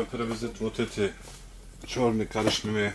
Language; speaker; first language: Russian; non-native, local second language; Turkish